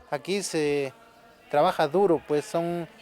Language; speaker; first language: Spanish; native; Spanish